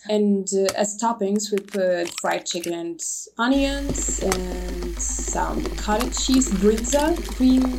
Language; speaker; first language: English; non-native, fluent; Russian